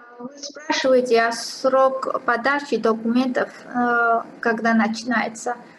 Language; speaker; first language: Russian; non-native, fluent; Georgian